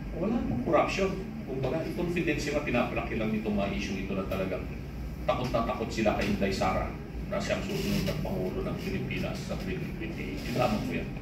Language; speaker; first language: Filipino; non-native, local second language; Iloko